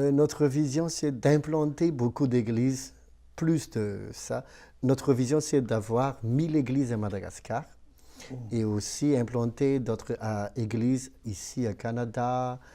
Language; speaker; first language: French; non-native, local second language; Malagasy